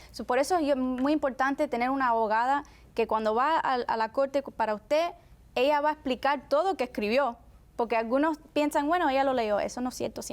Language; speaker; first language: Spanish; early bilingual, heritage; Spanish